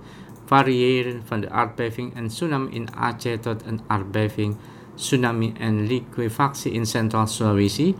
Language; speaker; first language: Dutch; non-native, fluent; Indonesian